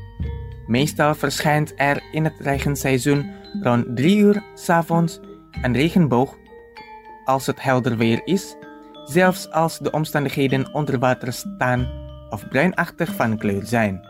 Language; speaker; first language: Dutch; non-native, fluent; Indonesian